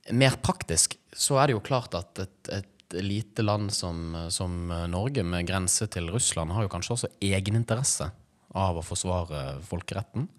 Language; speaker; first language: Norwegian; native; Norwegian